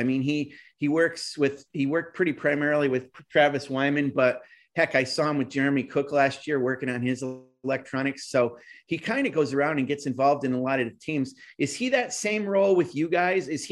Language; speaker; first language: English; native; English